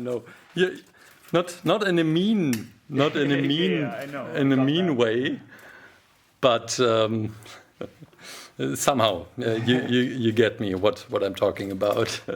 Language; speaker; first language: English; non-native, fluent; German